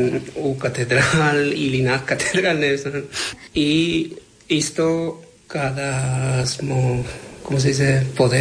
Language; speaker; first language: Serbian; non-native, learner; Spanish